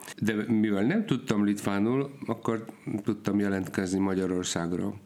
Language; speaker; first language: Hungarian; non-native, fluent; Polish